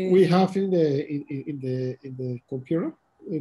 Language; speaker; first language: English; non-native, learner; Spanish